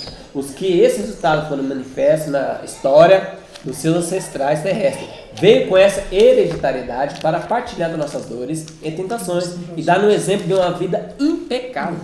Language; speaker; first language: Portuguese; native; Portuguese